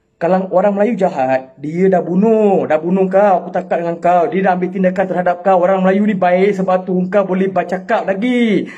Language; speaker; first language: Malay; non-native, local second language; Tamil